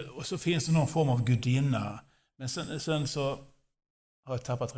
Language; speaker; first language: Swedish; non-native, fluent; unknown